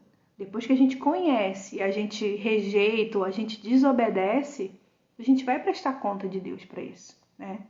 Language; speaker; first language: Portuguese; native; Portuguese